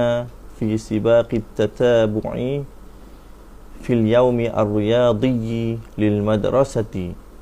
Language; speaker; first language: Arabic; non-native, fluent; Malay